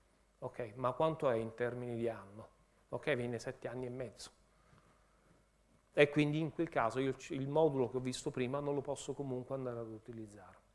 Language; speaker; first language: Italian; native; Italian